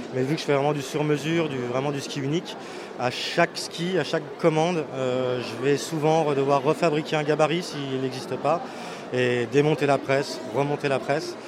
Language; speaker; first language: French; native; French